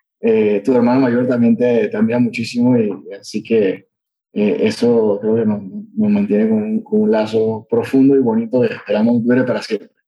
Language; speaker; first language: Spanish; native; Spanish